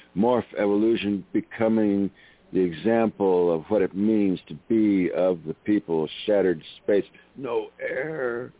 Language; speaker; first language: English; native; English